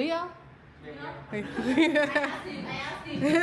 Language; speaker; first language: English; native; English